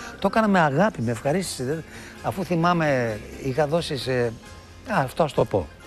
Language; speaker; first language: Greek; early bilingual, heritage; Greek